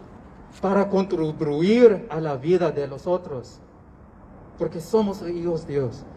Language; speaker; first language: Spanish; non-native, learner; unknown